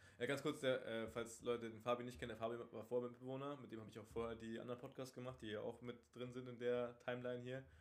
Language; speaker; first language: German; native; German